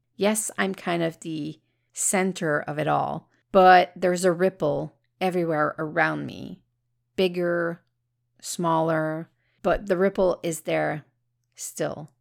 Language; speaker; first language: English; native; English